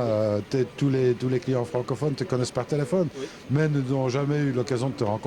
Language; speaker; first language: French; native; French